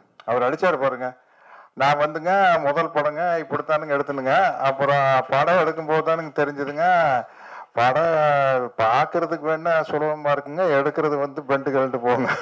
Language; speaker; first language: Tamil; native; Tamil